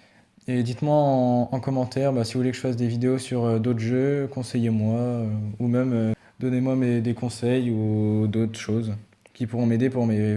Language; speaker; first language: French; native; French